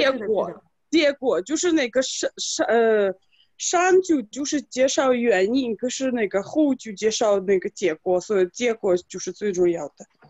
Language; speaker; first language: Chinese; non-native, fluent; Russian